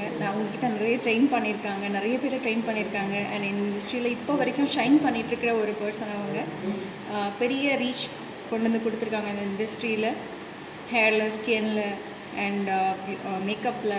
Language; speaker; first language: Tamil; native; Tamil